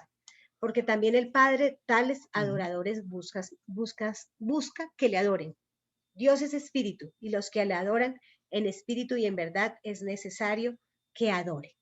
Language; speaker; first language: Spanish; native; Spanish